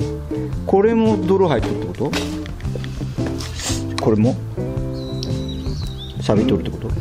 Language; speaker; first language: Japanese; native; Japanese